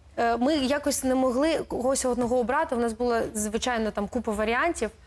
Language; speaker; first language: Ukrainian; non-native, local second language; Russian